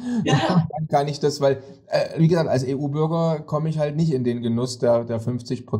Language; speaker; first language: German; native; German